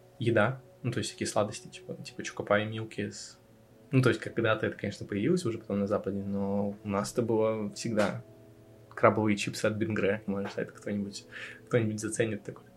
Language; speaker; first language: Russian; native; Russian